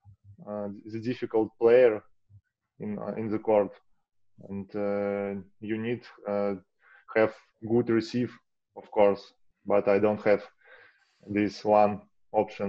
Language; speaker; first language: English; non-native, learner; Russian